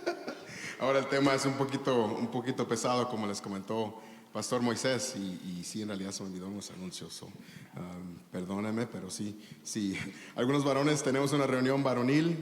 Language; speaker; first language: Spanish; early bilingual, heritage; Spanish